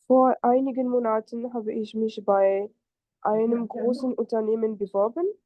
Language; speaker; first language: German; non-native, fluent; French